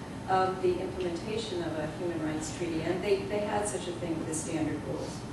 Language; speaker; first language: English; native; English